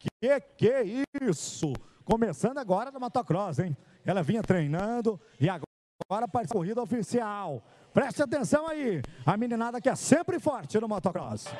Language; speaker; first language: Portuguese; native; Portuguese